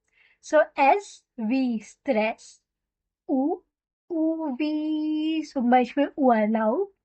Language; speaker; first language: German; non-native, learner; Hindi